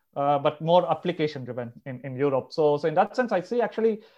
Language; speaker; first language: English; non-native, local second language; Telugu